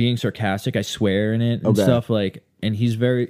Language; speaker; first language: English; native; English